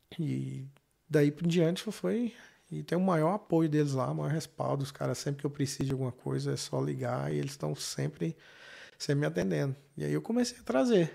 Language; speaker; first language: Portuguese; native; Portuguese